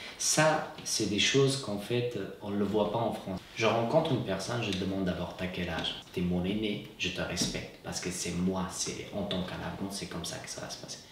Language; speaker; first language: French; non-native, fluent; Persian